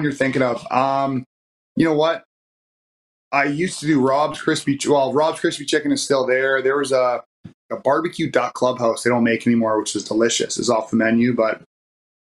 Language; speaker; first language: English; native; English